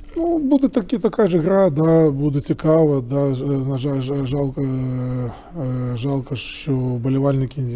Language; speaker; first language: Ukrainian; non-native, local second language; Russian